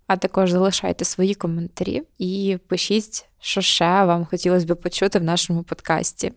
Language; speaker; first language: Ukrainian; native; Ukrainian